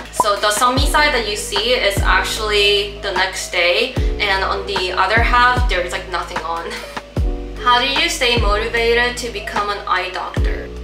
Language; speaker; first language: English; early bilingual, other home language; Korean